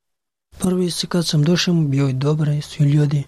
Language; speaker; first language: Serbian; non-native, learner; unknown